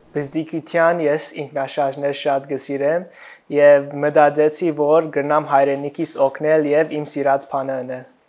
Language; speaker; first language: Armenian; early bilingual, heritage; Armenian